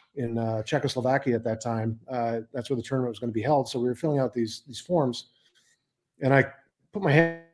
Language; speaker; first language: English; native; English